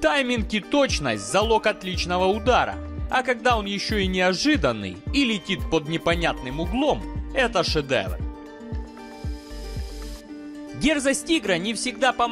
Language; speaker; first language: Russian; native; Russian